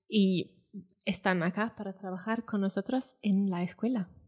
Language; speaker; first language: Spanish; non-native, fluent; Welsh